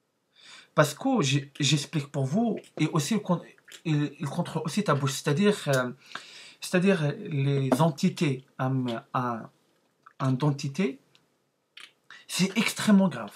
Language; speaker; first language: French; non-native, learner; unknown